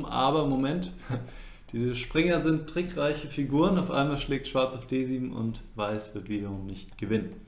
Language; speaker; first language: German; native; German